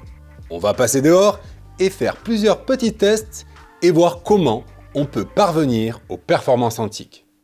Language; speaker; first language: French; native; French